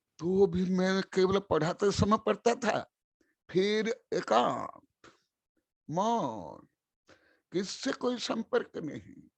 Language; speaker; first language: Hindi; non-native, local second language; Odia